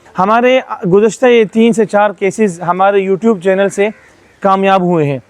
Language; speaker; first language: Urdu; native; Urdu